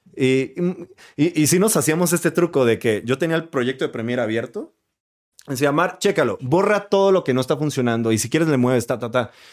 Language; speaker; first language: Spanish; native; Spanish